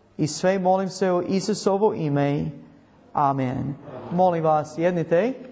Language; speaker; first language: Croatian; non-native, learner; English